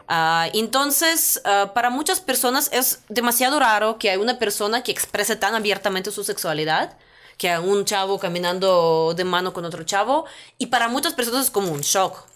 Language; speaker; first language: Spanish; non-native, fluent; Russian